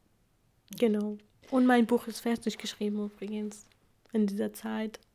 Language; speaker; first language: German; non-native, fluent; Kurdish